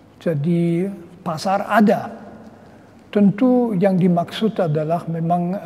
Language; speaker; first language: Indonesian; non-native, fluent; German